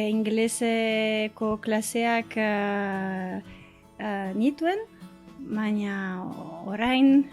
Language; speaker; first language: Basque; non-native, learner; French